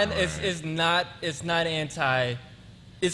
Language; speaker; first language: English; early bilingual, other home language; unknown